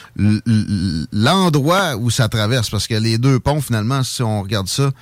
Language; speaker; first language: French; native; French